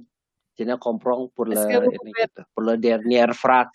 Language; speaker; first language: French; non-native, learner; Indonesian